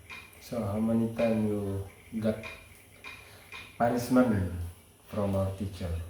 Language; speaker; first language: English; non-native, learner; Indonesian